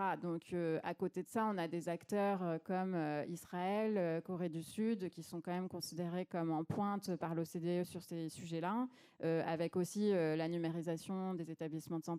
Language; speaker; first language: French; native; French